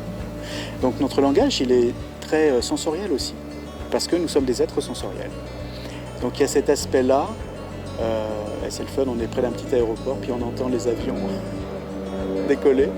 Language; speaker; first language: French; native; French